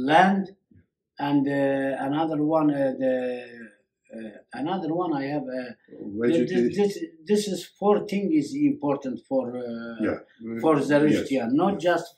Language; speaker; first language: English; non-native, learner; Kurdish